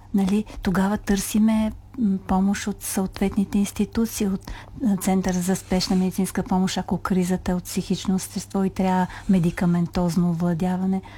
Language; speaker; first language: Bulgarian; native; Bulgarian